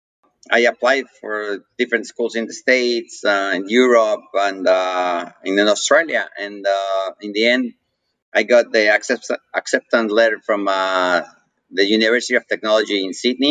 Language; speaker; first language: English; non-native, fluent; Spanish